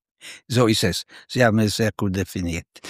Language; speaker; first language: German; non-native, fluent; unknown